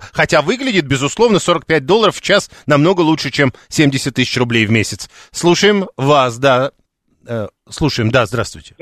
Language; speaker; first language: Russian; native; Russian